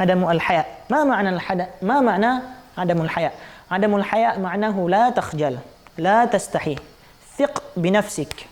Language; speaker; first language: Arabic; non-native, fluent; Indonesian